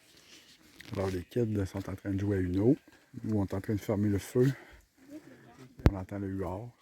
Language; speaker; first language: French; native; French